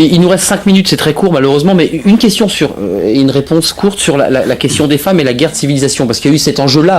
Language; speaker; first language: French; native; French